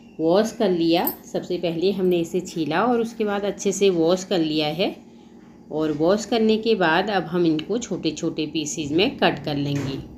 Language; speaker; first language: Hindi; native; Hindi